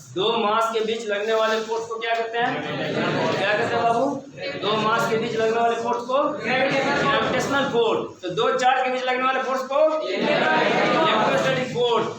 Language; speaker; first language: Hindi; native; Hindi